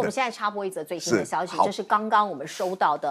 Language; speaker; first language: Chinese; native; Chinese